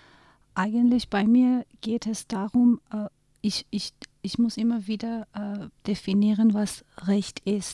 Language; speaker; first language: German; non-native, fluent; Persian